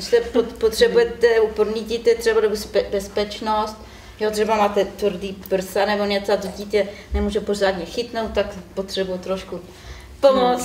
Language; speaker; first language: Czech; non-native, learner; German